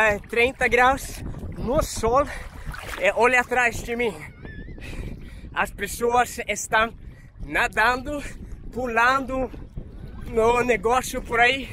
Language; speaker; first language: Portuguese; non-native, fluent; Swedish